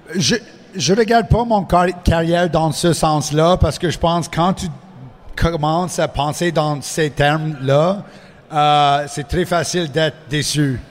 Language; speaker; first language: French; non-native, fluent; English